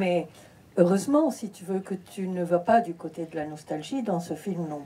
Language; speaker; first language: French; early bilingual, heritage; French